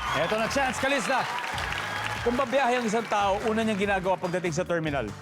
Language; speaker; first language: Filipino; native; Filipino